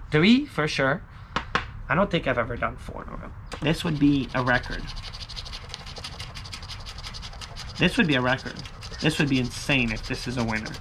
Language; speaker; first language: English; native; English